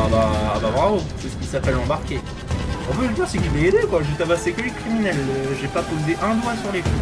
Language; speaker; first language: French; native; French